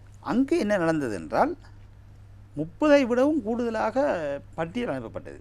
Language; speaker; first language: Tamil; native; Tamil